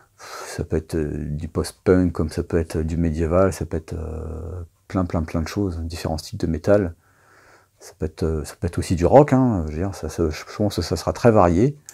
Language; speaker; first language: French; native; French